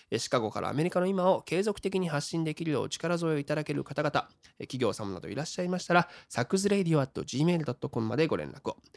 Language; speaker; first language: Japanese; native; Japanese